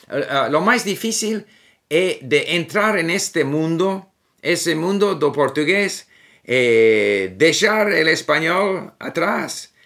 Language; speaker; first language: Spanish; non-native, fluent; English